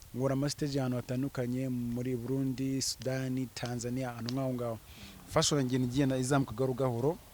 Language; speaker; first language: Kinyarwanda; early bilingual, heritage; Kinyarwanda